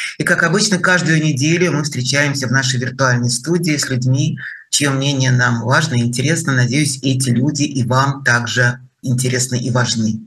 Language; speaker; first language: Russian; native; Russian